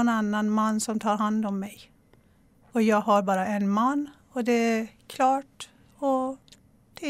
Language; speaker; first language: Swedish; non-native, fluent; Persian